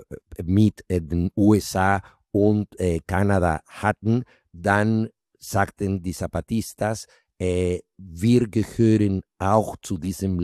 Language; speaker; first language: German; non-native, fluent; Spanish